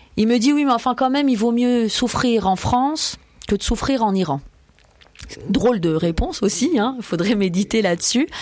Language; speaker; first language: French; early bilingual, other home language; Persian